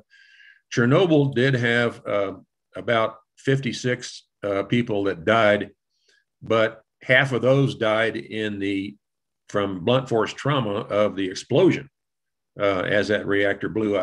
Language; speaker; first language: English; native; English